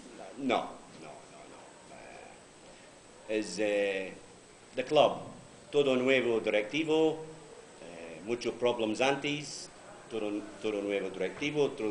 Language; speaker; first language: Spanish; non-native, learner; English